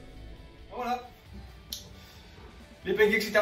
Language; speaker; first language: French; native; French